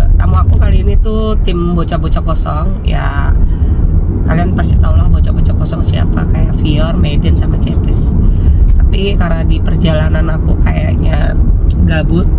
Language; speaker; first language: Indonesian; native; Indonesian